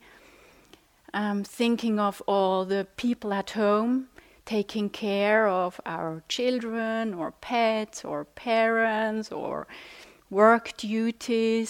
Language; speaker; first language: English; non-native, fluent; Swiss German